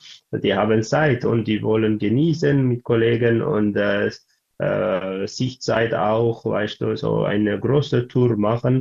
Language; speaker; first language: German; non-native, learner; Tigrinya